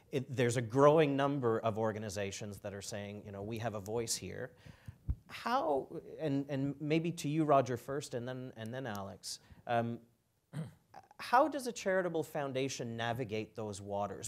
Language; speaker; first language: English; native; English